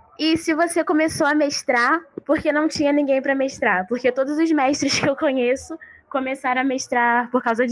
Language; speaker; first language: Portuguese; native; Portuguese